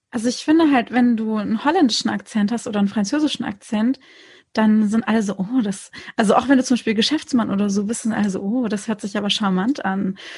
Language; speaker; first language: German; early bilingual, other home language; Turkish